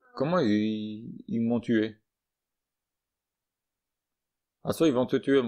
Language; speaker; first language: French; native; French